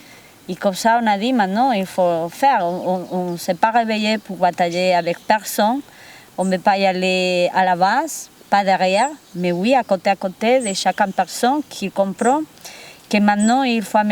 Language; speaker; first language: French; non-native, fluent; Spanish